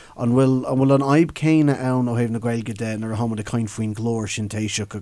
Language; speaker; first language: Irish; non-native, local second language; English